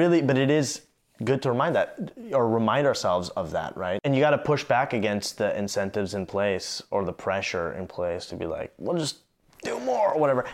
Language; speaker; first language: English; native; English